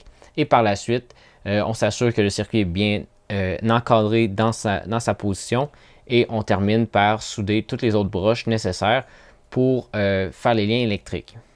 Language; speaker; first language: French; native; French